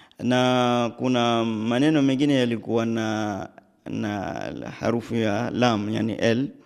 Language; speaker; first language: Swahili; native; Swahili